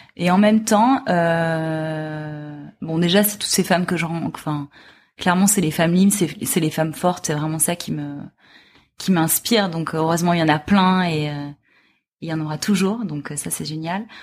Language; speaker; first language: French; native; French